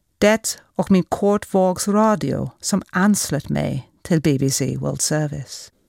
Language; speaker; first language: Swedish; non-native, fluent; English